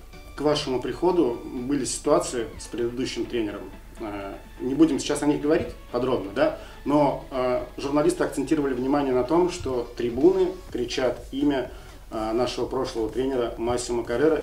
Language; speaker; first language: Russian; native; Russian